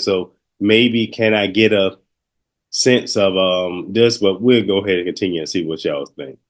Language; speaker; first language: English; native; English